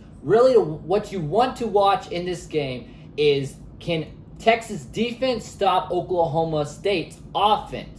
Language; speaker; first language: English; native; English